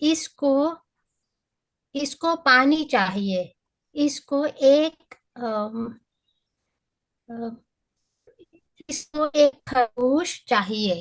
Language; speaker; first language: Hindi; non-native, learner; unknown